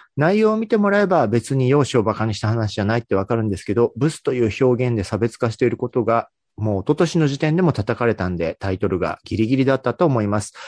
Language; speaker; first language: Japanese; native; Japanese